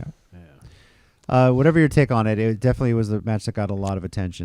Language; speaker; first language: English; native; English